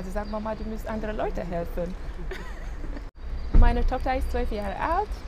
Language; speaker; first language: German; non-native, learner; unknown